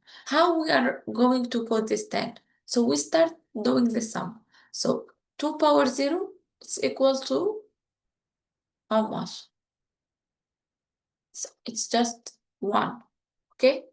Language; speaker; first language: English; non-native, fluent; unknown